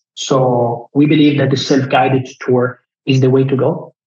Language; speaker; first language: English; non-native, fluent; Italian